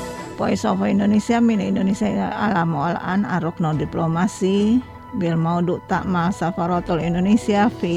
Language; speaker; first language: Arabic; non-native, fluent; Indonesian